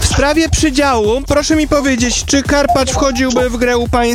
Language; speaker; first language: Polish; native; Polish